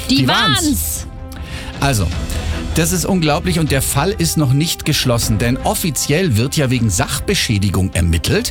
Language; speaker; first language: German; native; German